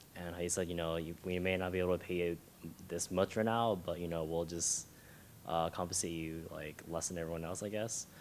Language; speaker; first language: English; native; English